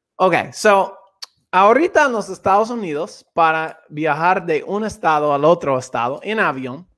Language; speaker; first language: Spanish; non-native, fluent; English